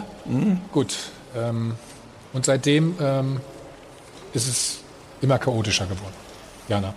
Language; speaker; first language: German; native; German